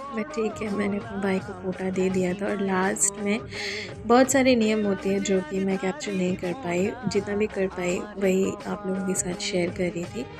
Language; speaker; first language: Hindi; non-native, local second language; Bangla